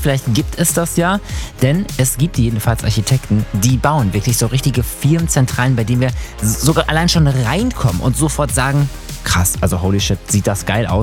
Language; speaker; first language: German; native; German